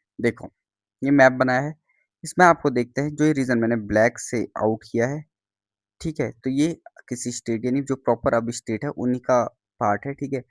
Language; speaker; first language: Hindi; native; Hindi